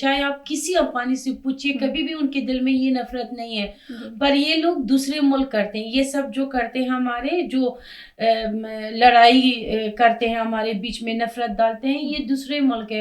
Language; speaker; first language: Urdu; non-native, fluent; Persian